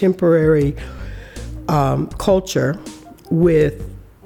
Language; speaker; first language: English; native; English